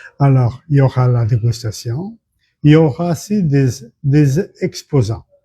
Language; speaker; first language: French; non-native, fluent; Portuguese